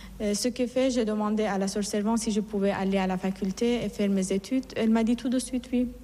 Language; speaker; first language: French; non-native, fluent; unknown